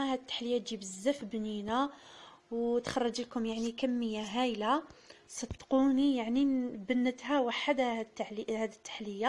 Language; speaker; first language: Arabic; native; Arabic